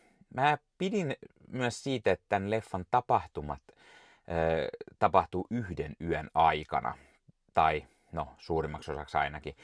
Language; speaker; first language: Finnish; native; Finnish